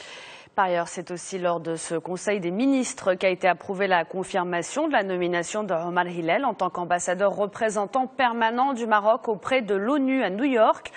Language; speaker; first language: French; non-native, local second language; Arabic